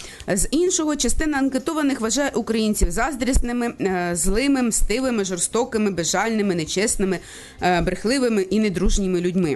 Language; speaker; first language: Ukrainian; native; Ukrainian